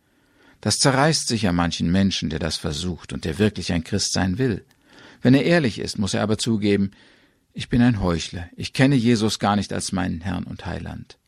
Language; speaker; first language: German; native; German